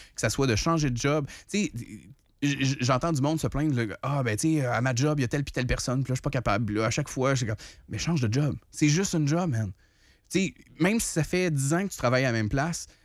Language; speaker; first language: French; native; French